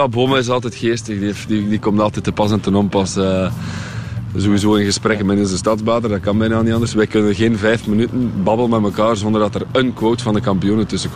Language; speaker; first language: Dutch; native; Dutch